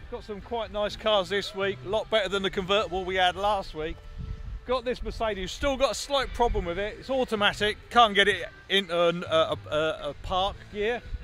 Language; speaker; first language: English; native; English